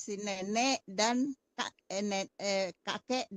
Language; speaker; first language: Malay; non-native, learner; Indonesian